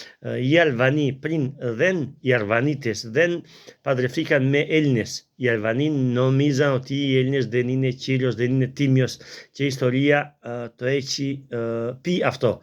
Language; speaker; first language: Greek; non-native, learner; Albanian